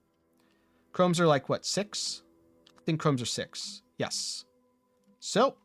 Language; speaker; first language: English; native; English